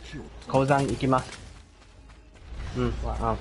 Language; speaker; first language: Japanese; non-native, learner; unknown